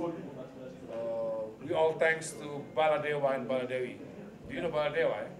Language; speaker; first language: English; non-native, learner; Indonesian